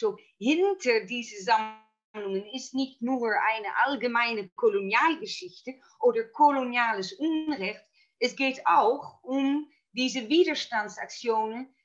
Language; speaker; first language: German; non-native, fluent; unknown